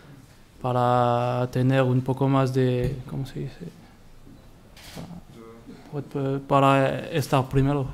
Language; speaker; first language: Spanish; non-native, learner; French